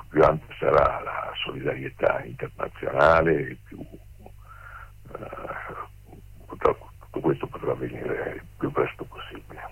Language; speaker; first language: Italian; native; Italian